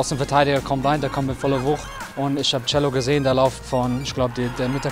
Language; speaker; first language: German; non-native, learner; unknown